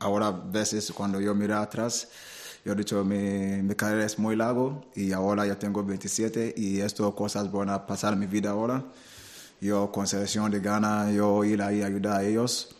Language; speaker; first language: Spanish; non-native, learner; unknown